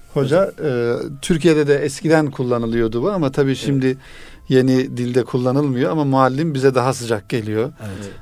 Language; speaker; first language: Turkish; native; Turkish